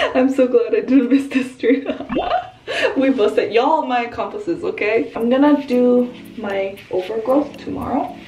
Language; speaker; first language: English; early bilingual, other home language; Korean